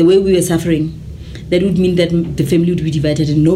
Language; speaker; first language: English; non-native, local second language; Tswana